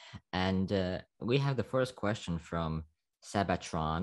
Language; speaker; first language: English; non-native, fluent; Slovak